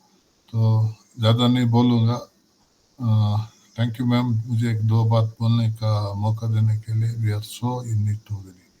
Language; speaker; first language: Hindi; non-native, local second language; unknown